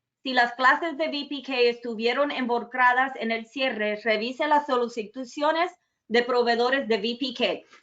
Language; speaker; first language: Spanish; early bilingual, other home language; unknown